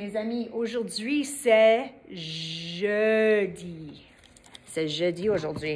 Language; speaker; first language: French; non-native, fluent; English